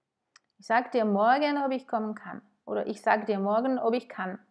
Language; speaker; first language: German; non-native, fluent; French